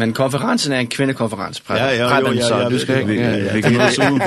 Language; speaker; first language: Danish; non-native, fluent; English